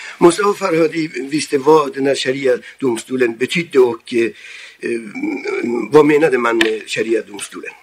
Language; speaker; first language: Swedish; non-native, fluent; Persian